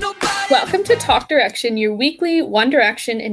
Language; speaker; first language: English; native; English